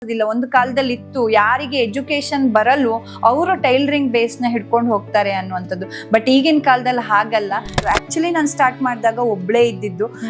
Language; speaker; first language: Kannada; native; Kannada